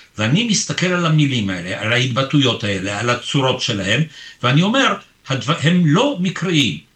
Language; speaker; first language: Hebrew; early bilingual, other home language; Polish